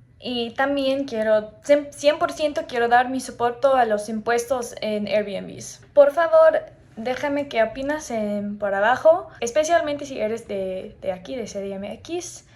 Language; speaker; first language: Spanish; non-native, learner; English